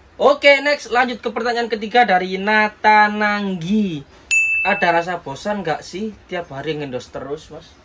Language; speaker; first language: Indonesian; native; Indonesian